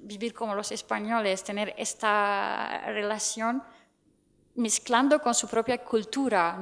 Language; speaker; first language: Spanish; non-native, fluent; Arabic